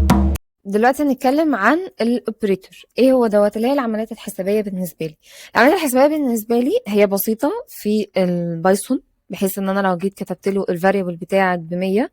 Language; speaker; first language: Arabic; native; Arabic